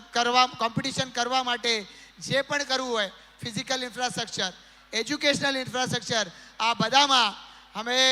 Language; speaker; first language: Gujarati; non-native, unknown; Marathi